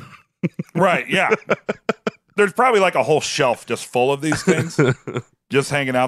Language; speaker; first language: English; native; English